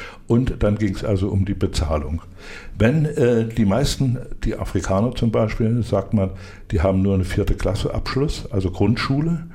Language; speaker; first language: German; native; German